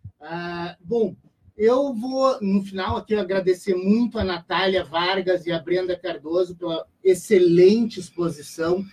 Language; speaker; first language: Portuguese; native; Portuguese